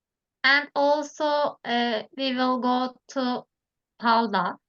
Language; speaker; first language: English; non-native, learner; Turkish